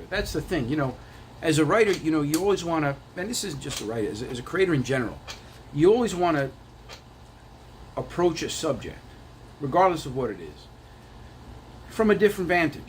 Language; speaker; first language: English; native; English